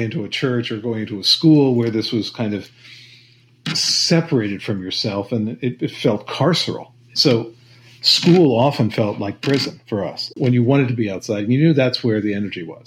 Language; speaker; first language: English; native; English